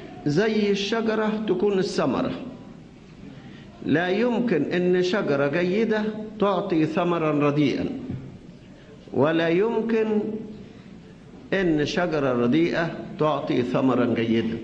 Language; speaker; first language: Arabic; native; Arabic